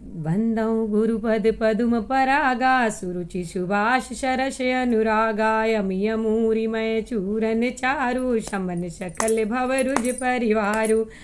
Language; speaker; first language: Hindi; native; Hindi